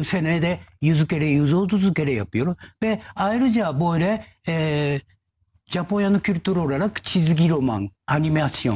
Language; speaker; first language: Turkish; non-native, learner; Japanese